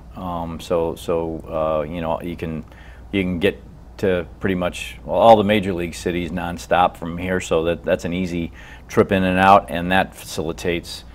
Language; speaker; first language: English; native; English